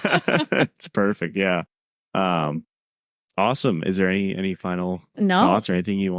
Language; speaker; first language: English; native; English